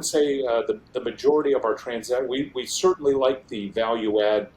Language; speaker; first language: English; native; English